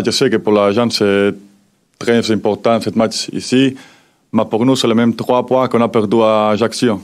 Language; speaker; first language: French; non-native, fluent; Spanish